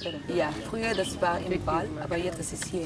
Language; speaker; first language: German; non-native, learner; French